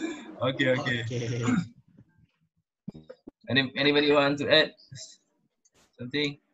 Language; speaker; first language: English; non-native, local second language; Malay